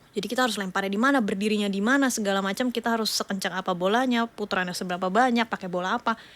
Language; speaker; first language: Indonesian; native; Indonesian